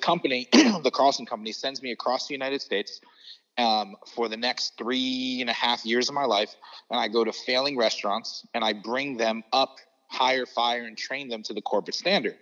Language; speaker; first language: English; native; English